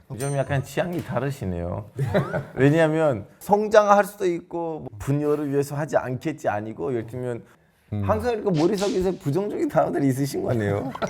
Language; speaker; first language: Korean; non-native, fluent; Turkish